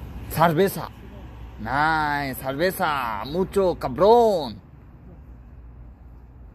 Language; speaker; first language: Spanish; non-native, learner; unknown